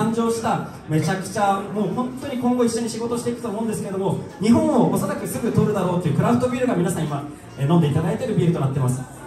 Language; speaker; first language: Japanese; native; Japanese